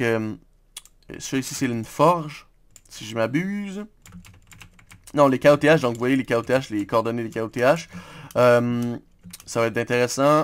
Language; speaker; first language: French; native; French